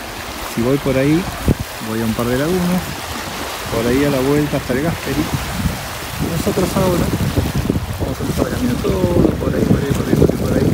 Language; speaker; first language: Spanish; native; Spanish